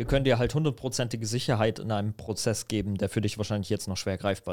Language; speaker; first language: German; native; German